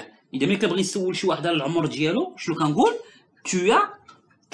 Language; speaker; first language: French; non-native, local second language; Arabic